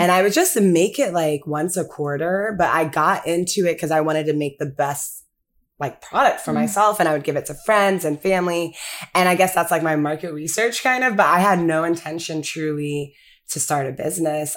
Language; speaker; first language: English; early bilingual, other home language; Akan